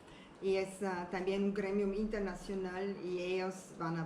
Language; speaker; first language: Spanish; non-native, learner; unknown